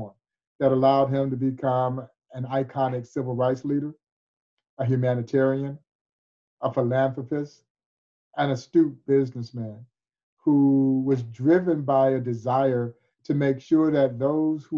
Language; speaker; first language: English; native; English